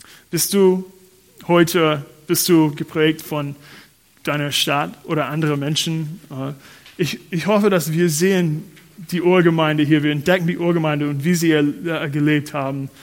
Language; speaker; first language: German; non-native, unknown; English